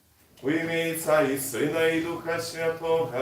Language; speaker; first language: Polish; non-native, learner; Russian